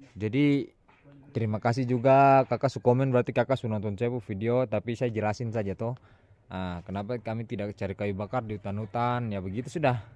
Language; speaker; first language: Indonesian; native; Indonesian